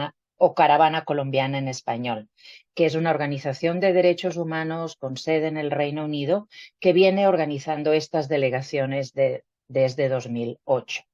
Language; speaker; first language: Spanish; native; Spanish